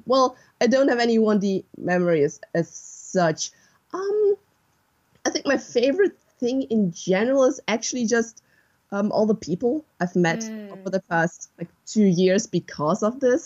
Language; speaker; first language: English; non-native, fluent; German